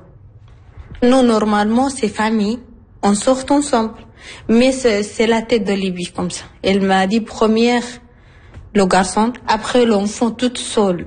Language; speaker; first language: French; non-native, learner; Arabic